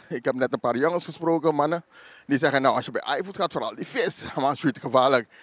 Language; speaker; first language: Dutch; native; Dutch